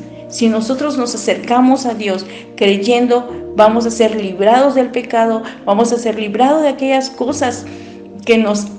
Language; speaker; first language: Spanish; native; Spanish